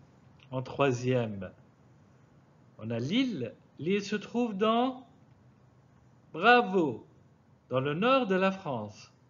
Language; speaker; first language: French; non-native, fluent; Arabic